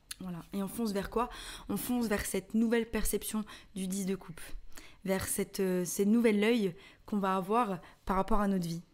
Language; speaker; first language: French; native; French